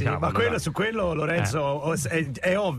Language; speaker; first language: Italian; native; Italian